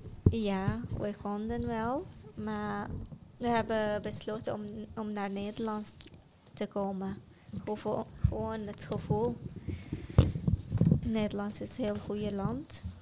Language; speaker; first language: Dutch; non-native, fluent; Arabic